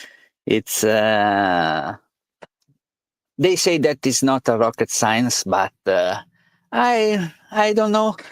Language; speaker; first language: English; non-native, learner; Italian